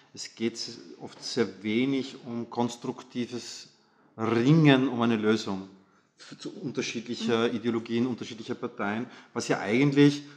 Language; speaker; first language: German; native; German